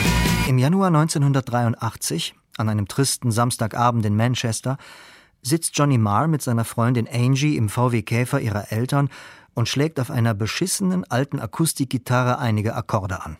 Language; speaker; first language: German; native; German